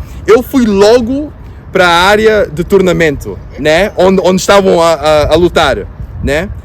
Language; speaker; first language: Portuguese; non-native, fluent; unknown